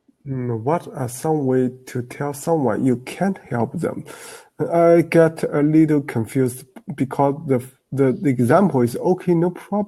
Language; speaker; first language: English; non-native, learner; Chinese